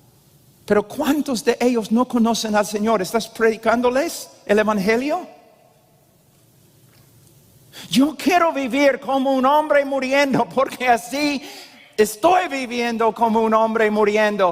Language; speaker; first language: Spanish; non-native, fluent; English